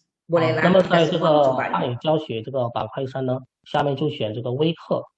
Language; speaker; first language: Chinese; native; Chinese